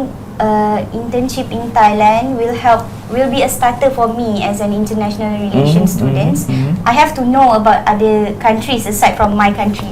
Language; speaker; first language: English; non-native, local second language; Malay